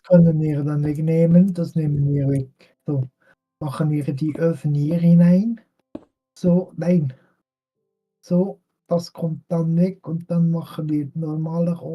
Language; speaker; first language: German; non-native, fluent; French